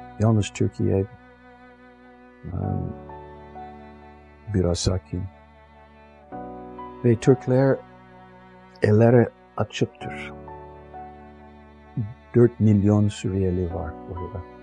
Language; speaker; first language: Turkish; non-native, fluent; English